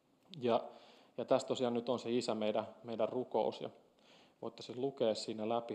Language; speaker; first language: Finnish; native; Finnish